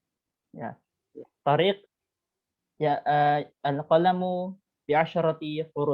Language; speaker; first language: Arabic; non-native, learner; Indonesian